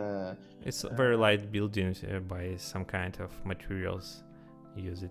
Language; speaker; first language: English; non-native, learner; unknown